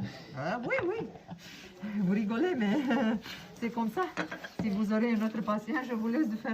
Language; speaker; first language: French; non-native, fluent; Romanian